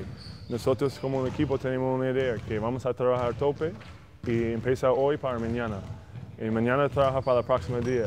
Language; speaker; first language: Spanish; non-native, fluent; English